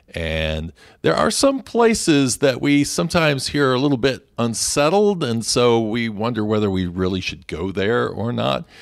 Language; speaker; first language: English; native; English